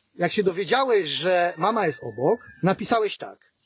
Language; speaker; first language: Polish; native; Polish